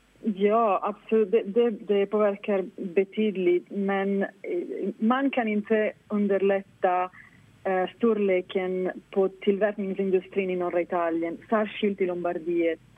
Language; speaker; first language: Swedish; non-native, fluent; Italian